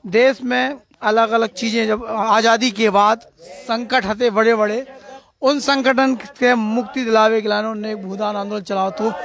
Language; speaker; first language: Hindi; native; Hindi